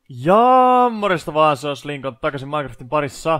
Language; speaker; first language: Finnish; native; Finnish